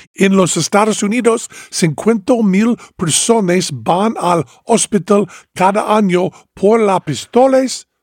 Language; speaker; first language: Spanish; non-native, learner; English